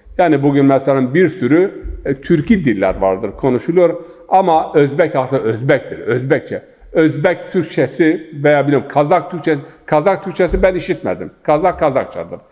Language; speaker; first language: Turkish; non-native, local second language; Zaza